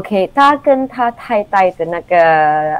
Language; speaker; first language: Chinese; non-native, local second language; English